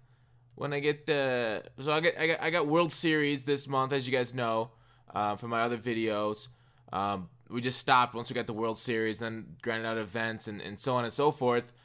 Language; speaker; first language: English; native; English